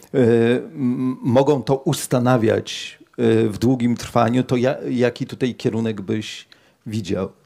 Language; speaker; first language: Polish; native; Polish